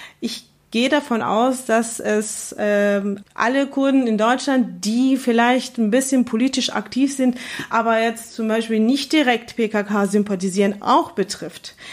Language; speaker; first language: German; early bilingual, other home language; Kurdish